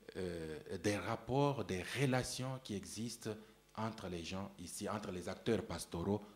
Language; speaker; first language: French; non-native, local second language; Luba-Lulua